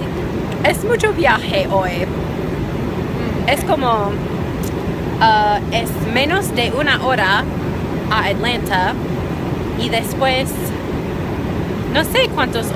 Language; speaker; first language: Spanish; non-native, learner; English